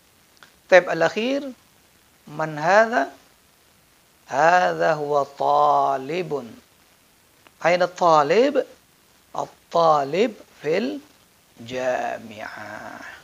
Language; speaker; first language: Arabic; non-native, fluent; Indonesian